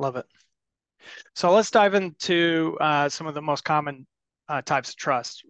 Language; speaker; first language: English; native; English